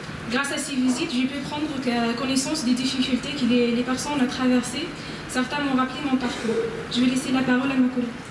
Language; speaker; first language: French; non-native, learner; Arabic